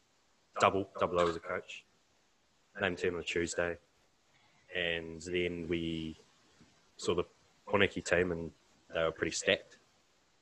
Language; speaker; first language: English; native; English